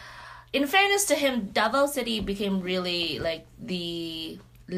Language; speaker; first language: English; non-native, local second language; Cebuano